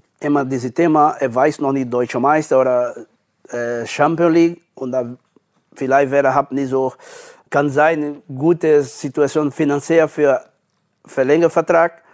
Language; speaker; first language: German; non-native, learner; Portuguese